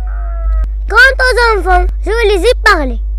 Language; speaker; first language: French; non-native, local second language; Arabic